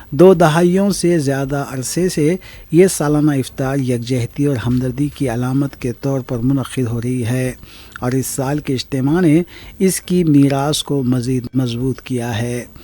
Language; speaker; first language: Urdu; native; Urdu